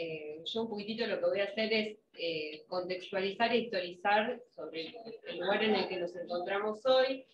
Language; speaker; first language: Spanish; native; Spanish